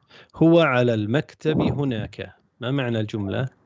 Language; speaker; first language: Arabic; non-native, fluent; English